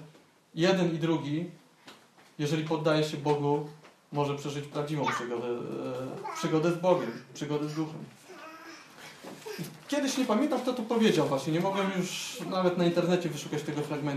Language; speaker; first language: Polish; native; Polish